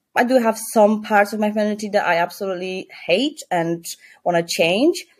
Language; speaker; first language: English; non-native, fluent; Polish